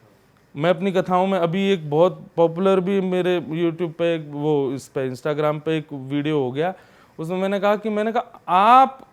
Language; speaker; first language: Hindi; native; Hindi